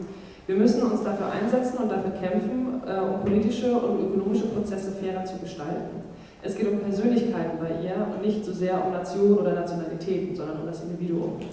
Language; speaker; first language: German; native; German